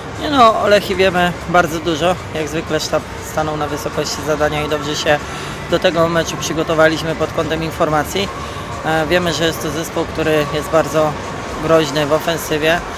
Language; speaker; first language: Polish; native; Polish